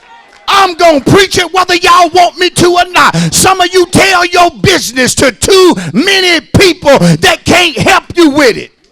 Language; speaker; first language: English; native; English